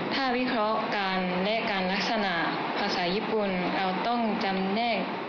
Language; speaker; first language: Thai; non-native, fluent; Japanese